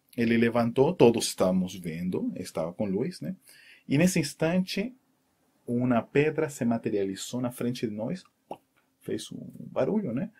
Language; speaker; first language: Portuguese; non-native, fluent; Spanish